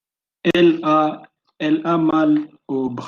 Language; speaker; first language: French; non-native, learner; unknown